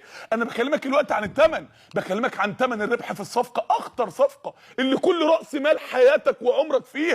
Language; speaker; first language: Arabic; native; Arabic